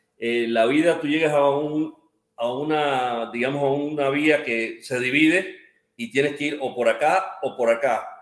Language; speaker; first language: Spanish; native; Spanish